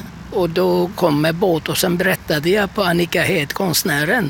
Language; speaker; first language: Swedish; non-native, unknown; Turkish